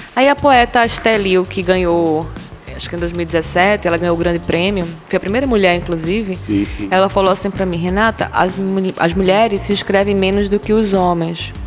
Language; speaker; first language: Portuguese; native; Portuguese